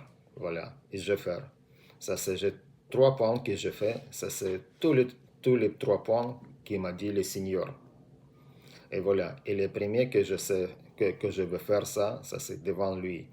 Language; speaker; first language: French; non-native, learner; Russian